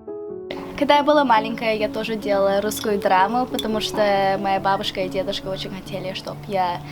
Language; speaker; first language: Russian; early bilingual, heritage; Russian